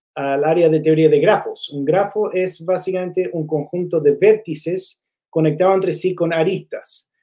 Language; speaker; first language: Spanish; non-native, fluent; English